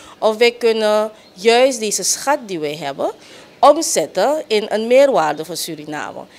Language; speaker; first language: Dutch; native; Dutch